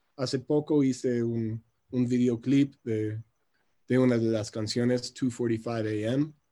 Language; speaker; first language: Spanish; non-native, fluent; English